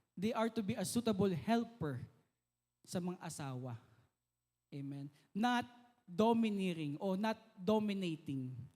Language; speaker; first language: Filipino; native; Filipino